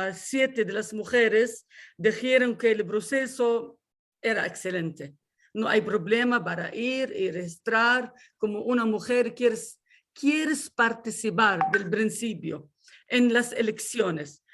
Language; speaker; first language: Spanish; non-native, fluent; Arabic